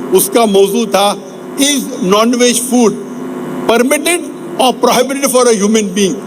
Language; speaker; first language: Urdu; non-native, local second language; Konkani